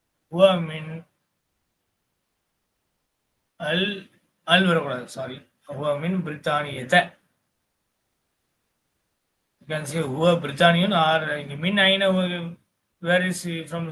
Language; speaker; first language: English; non-native, local second language; Tamil